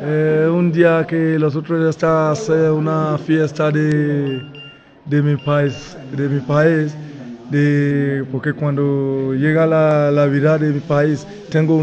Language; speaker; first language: Spanish; non-native, learner; Bini